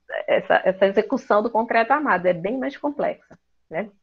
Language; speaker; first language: Portuguese; native; Portuguese